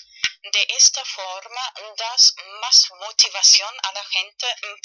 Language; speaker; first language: Spanish; non-native, fluent; German